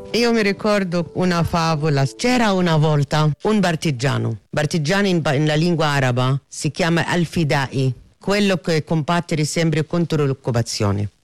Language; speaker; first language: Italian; non-native, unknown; Arabic